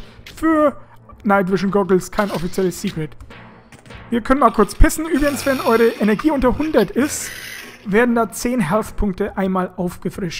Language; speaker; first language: German; native; German